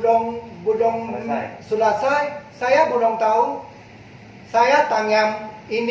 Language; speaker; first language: Indonesian; non-native, learner; Chinese